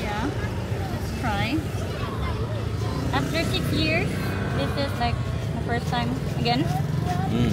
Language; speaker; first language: English; non-native, local second language; Cebuano